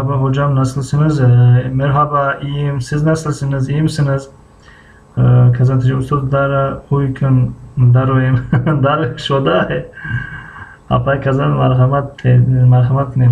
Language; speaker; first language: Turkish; non-native, fluent; Tajik